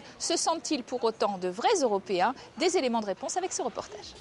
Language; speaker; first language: French; native; French